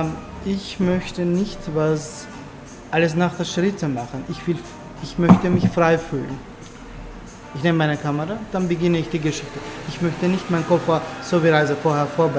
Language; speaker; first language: German; non-native, learner; Turkish